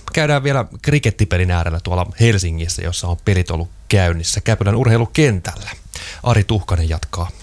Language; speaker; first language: Finnish; native; Finnish